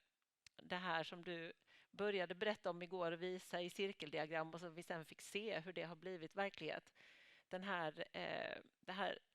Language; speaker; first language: Swedish; native; Swedish